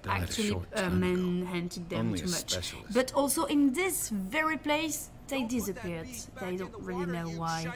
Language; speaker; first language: English; non-native, fluent; French